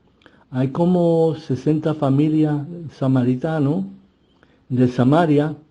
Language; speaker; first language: Spanish; early bilingual, heritage; Spanish